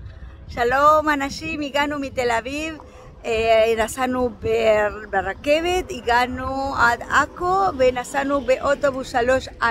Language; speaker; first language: Hebrew; non-native, learner; Spanish